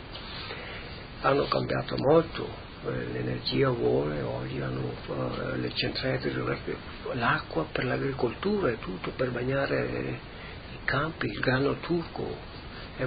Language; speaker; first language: Italian; native; Italian